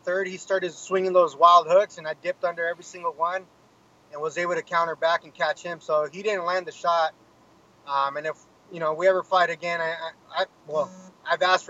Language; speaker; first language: English; native; English